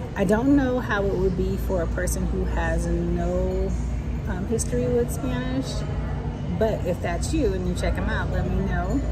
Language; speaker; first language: English; native; English